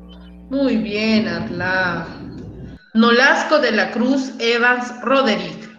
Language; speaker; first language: Spanish; native; Spanish